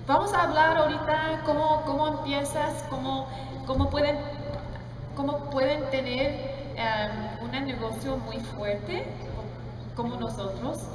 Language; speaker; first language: Spanish; non-native, learner; English